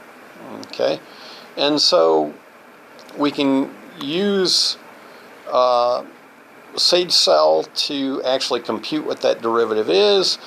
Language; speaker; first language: English; native; English